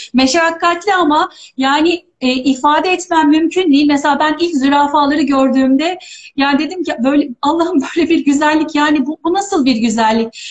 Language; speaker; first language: Turkish; early bilingual, heritage; Turkish